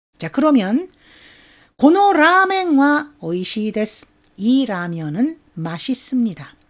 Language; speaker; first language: Korean; native; Korean